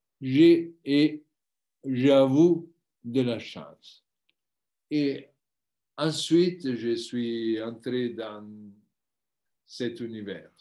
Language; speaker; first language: French; non-native, learner; Italian